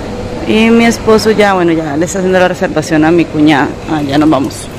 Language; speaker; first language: Spanish; native; Spanish